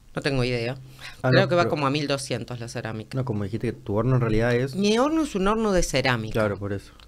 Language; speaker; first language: Spanish; native; Spanish